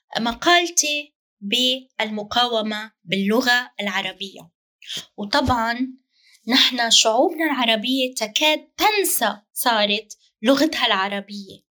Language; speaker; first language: Arabic; native; Arabic